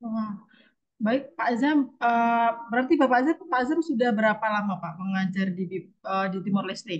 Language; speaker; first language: Indonesian; native; Indonesian